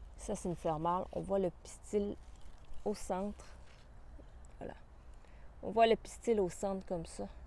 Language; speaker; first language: French; native; French